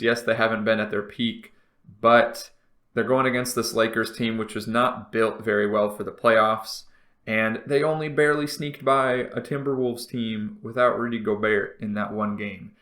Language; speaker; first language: English; native; English